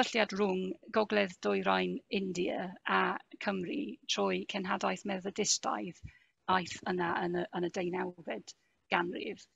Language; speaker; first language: Welsh; non-native, fluent; English